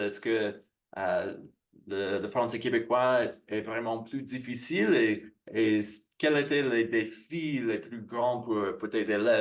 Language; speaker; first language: French; non-native, fluent; English